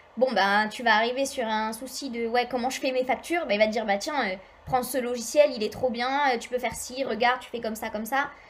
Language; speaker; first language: French; native; French